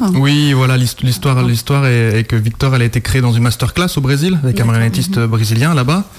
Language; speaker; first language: French; native; French